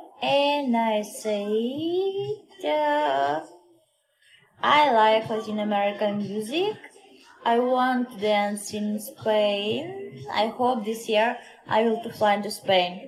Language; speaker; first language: English; non-native, learner; Russian